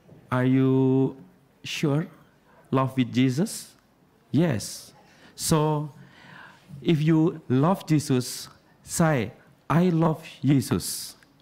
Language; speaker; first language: English; non-native, learner; Indonesian